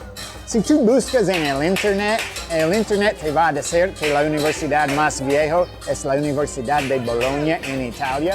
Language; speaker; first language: Spanish; non-native, fluent; English